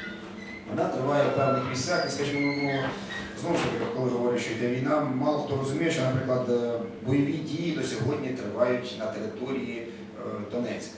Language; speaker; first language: Ukrainian; native; Ukrainian